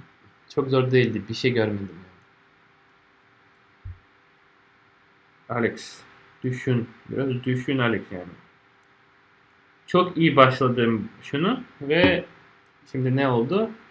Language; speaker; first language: Turkish; non-native, fluent; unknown